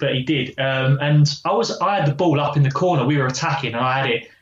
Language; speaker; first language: English; native; English